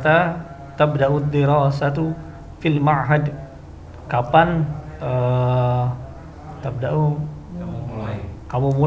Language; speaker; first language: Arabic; non-native, learner; Indonesian